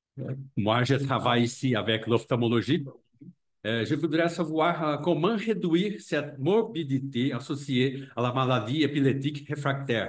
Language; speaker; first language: French; non-native, fluent; Portuguese